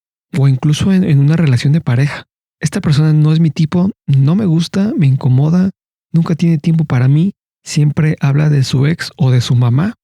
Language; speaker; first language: Spanish; native; Spanish